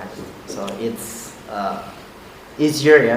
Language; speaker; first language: English; non-native, fluent; Indonesian